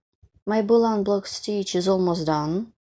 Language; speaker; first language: English; non-native, fluent; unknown